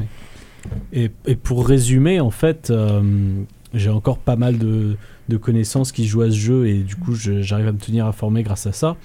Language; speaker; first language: French; native; French